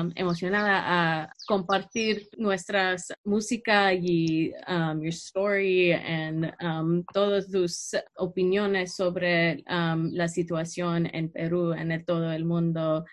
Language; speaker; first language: Spanish; non-native, learner; English